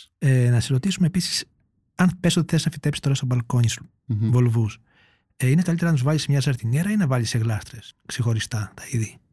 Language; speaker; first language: Greek; native; Greek